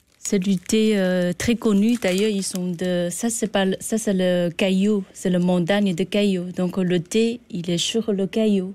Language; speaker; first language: French; non-native, learner; Chinese